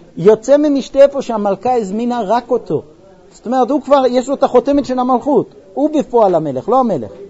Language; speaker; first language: Hebrew; non-native, fluent; English